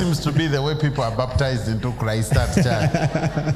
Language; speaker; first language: English; non-native, local second language; Ganda